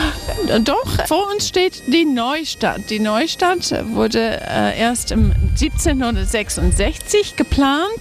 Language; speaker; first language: German; non-native, fluent; English